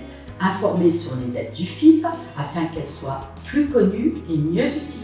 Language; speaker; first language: French; native; French